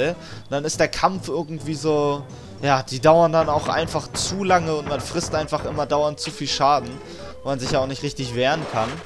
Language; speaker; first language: German; native; German